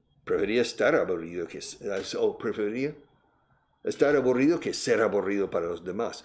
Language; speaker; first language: Spanish; non-native, fluent; English